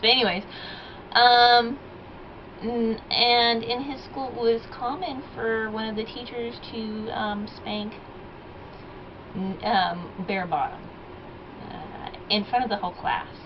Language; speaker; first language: English; native; English